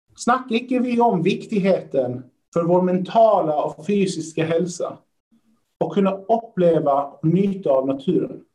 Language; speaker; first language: Swedish; early bilingual, other home language; Persian